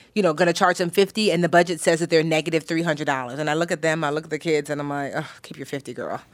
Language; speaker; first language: English; native; English